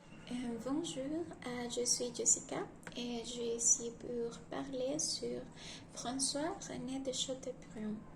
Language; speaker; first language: French; non-native, learner; Spanish